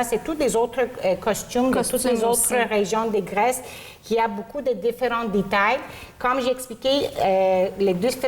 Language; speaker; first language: French; non-native, local second language; Greek